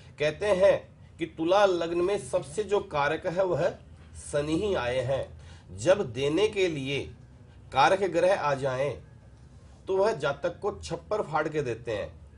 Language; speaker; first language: Hindi; native; Hindi